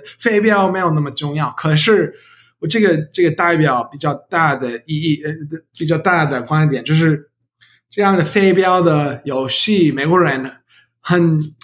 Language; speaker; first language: Chinese; non-native, learner; English